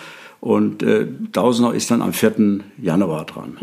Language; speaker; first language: German; native; German